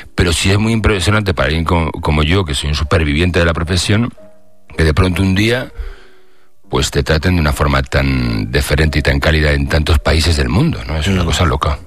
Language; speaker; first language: Spanish; native; Spanish